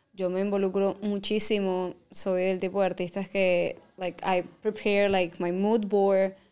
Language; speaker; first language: Spanish; native; Spanish